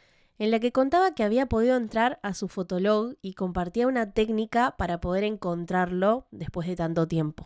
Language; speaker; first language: Spanish; native; Spanish